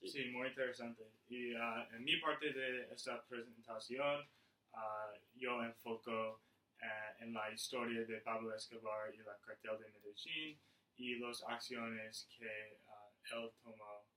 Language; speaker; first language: Spanish; non-native, learner; English